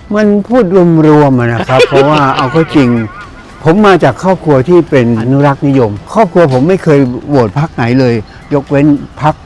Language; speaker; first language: Thai; native; Thai